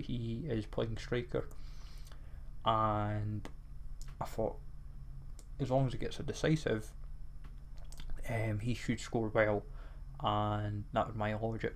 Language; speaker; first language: English; native; English